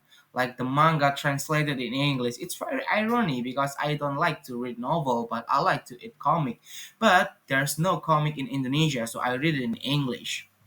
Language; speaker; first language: English; non-native, fluent; Indonesian